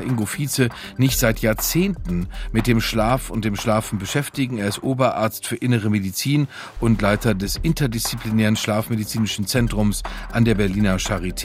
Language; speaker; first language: German; native; German